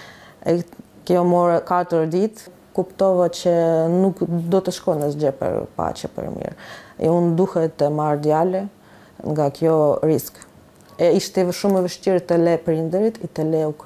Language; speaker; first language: Albanian; non-native, learner; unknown